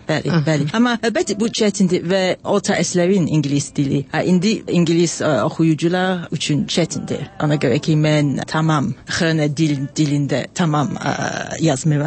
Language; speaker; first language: Azerbaijani; non-native, learner; English